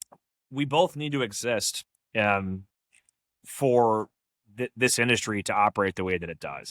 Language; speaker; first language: English; native; English